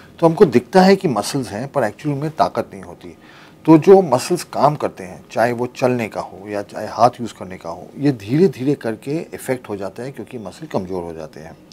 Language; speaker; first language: Hindi; native; Hindi